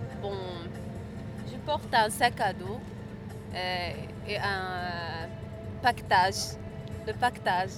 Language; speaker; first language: French; non-native, learner; Arabic